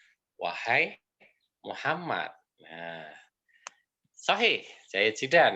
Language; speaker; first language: Indonesian; native; Indonesian